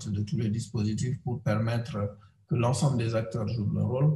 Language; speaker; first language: French; non-native, local second language; Wolof